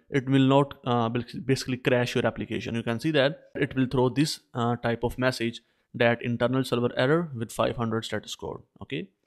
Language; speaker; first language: English; non-native, local second language; Urdu